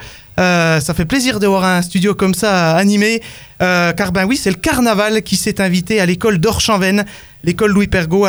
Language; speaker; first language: French; native; French